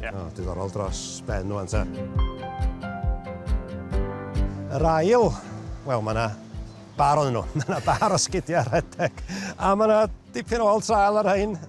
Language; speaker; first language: Welsh; native; Welsh